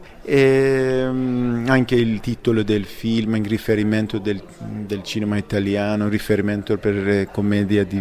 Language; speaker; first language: Italian; non-native, fluent; Persian